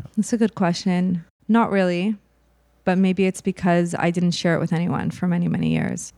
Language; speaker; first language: English; native; English